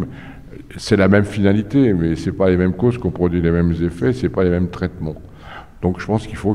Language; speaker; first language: French; native; French